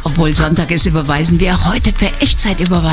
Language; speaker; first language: German; native; German